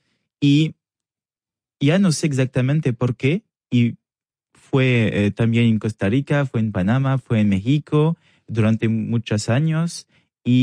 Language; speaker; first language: Spanish; non-native, learner; French